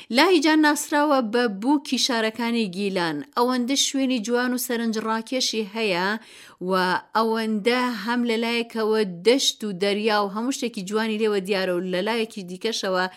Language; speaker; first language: Central Kurdish; native; Central Kurdish